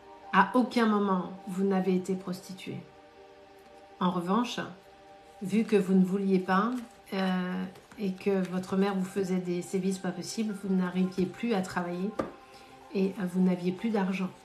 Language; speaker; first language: French; native; French